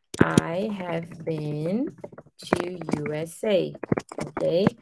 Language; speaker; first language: English; non-native, fluent; Portuguese